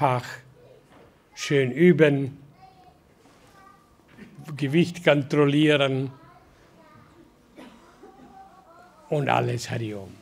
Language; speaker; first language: German; non-native, learner; Hindi